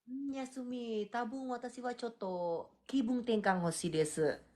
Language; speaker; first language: Japanese; non-native, learner; Indonesian